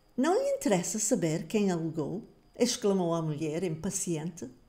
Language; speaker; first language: Portuguese; non-native, fluent; English